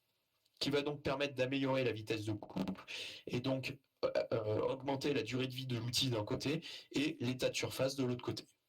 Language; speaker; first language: French; native; French